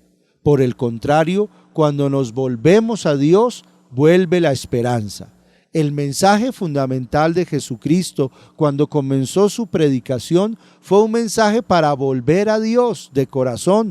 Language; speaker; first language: Spanish; native; Spanish